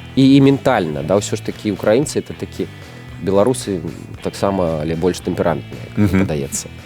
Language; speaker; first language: Belarusian; non-native, local second language; Russian